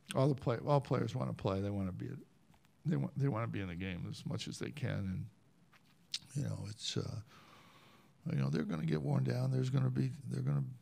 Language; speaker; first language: English; native; English